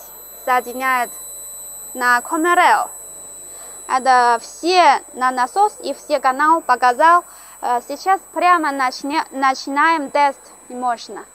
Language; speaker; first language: Russian; non-native, learner; Chinese